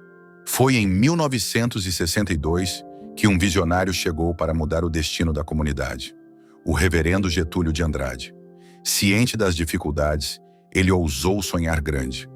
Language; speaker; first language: Portuguese; native; Portuguese